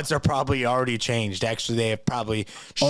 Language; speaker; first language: English; native; English